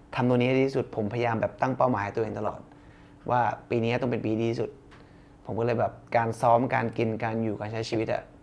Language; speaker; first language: Thai; early bilingual, other home language; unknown